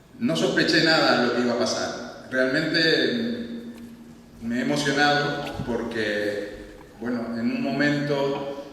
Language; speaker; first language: Spanish; native; Spanish